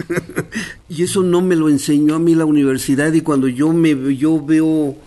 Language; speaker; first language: Spanish; non-native, local second language; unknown